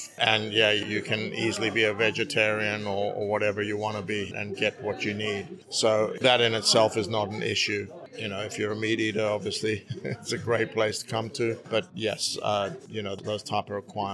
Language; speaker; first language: English; native; English